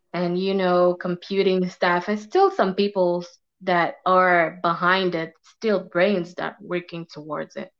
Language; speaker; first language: English; non-native, fluent; French